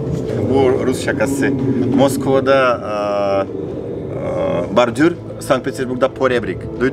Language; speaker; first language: Turkish; non-native, learner; Russian